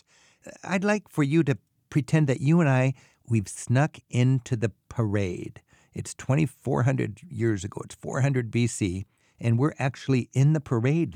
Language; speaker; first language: English; native; English